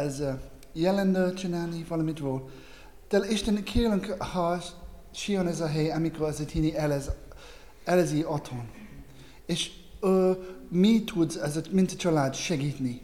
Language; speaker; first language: Hungarian; non-native, learner; English